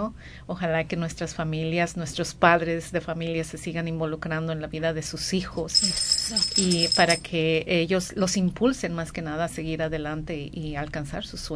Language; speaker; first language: Spanish; native; Spanish